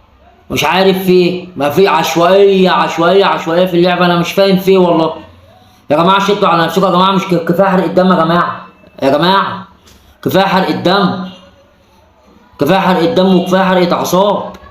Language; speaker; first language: Arabic; native; Arabic